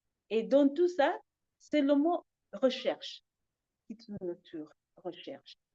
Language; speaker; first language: French; non-native, fluent; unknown